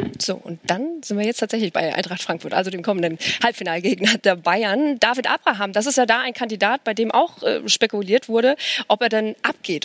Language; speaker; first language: German; native; German